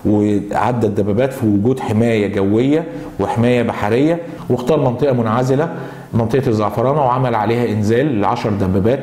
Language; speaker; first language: Arabic; native; Arabic